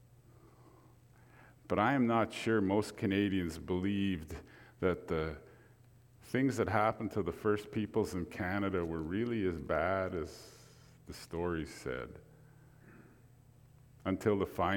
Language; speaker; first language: English; native; English